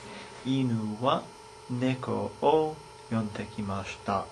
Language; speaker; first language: Japanese; non-native, learner; English